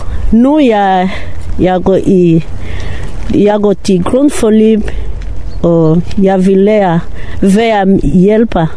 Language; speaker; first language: Danish; non-native, learner; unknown